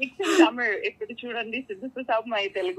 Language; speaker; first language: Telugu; non-native, fluent; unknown